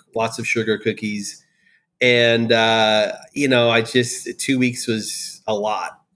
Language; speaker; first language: English; native; English